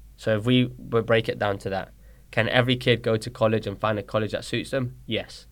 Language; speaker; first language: English; early bilingual, other home language; Spanish